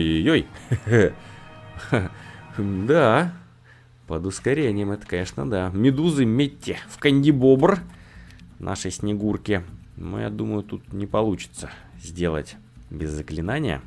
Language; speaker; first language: Russian; native; Russian